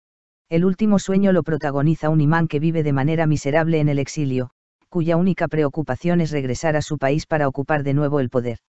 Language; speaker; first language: Spanish; native; Spanish